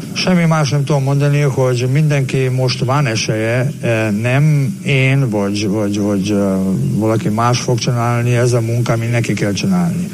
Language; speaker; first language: Hungarian; non-native, learner; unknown